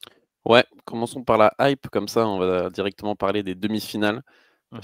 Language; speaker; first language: French; native; French